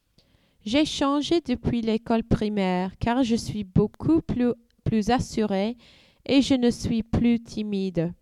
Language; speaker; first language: French; non-native, learner; English